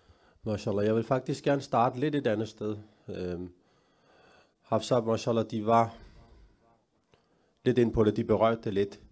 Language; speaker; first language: Danish; early bilingual, other home language; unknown